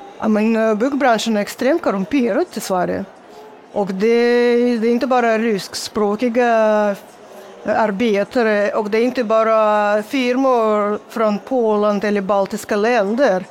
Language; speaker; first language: Swedish; non-native, fluent; Russian